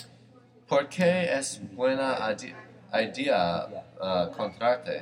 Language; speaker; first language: Spanish; non-native, learner; English